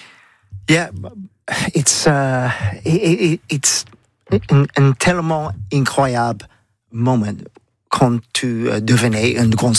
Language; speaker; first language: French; non-native, learner; English